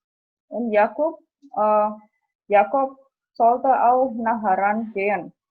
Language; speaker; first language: German; non-native, fluent; Indonesian